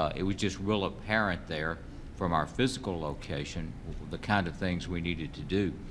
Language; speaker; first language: English; native; English